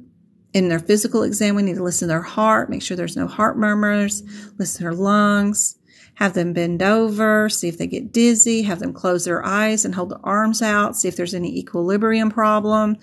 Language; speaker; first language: English; native; English